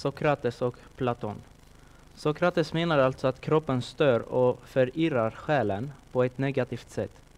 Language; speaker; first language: Swedish; non-native, fluent; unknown